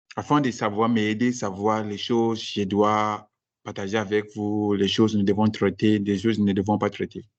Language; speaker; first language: French; non-native, fluent; Akan